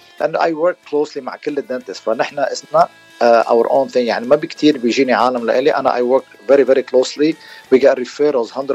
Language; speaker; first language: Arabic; non-native, local second language; Armenian